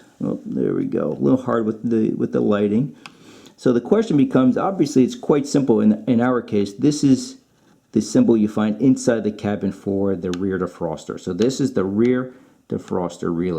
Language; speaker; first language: English; native; English